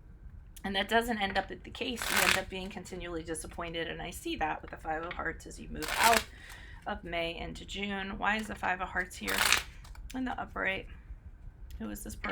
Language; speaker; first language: English; native; English